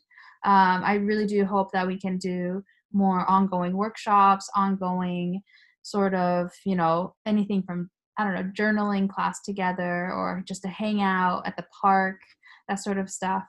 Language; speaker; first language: English; early bilingual, other home language; Japanese